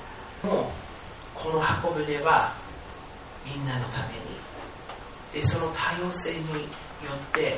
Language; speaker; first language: Japanese; non-native, fluent; English